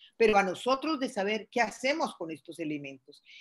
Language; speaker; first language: Spanish; native; Spanish